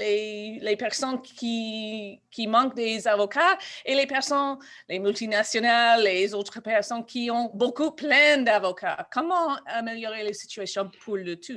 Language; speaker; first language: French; non-native, fluent; English